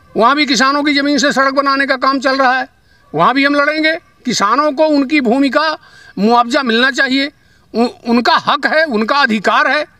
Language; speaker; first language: Hindi; native; Hindi